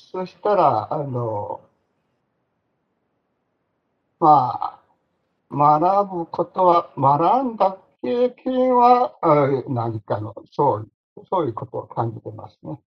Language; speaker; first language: Japanese; non-native, fluent; Chinese